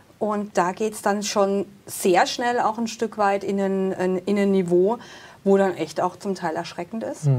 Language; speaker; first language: German; native; German